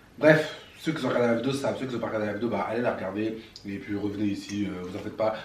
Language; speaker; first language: French; early bilingual, other home language; Bambara